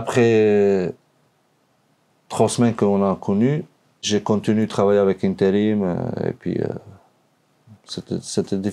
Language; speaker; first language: French; non-native, learner; Albanian